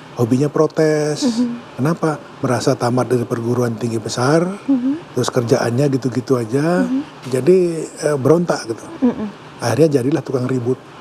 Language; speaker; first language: Indonesian; native; Indonesian